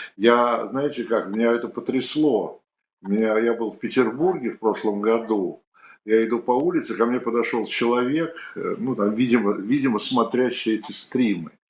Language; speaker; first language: Russian; native; Russian